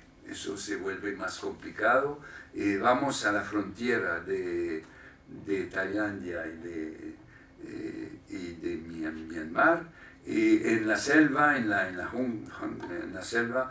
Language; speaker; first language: Spanish; non-native, fluent; French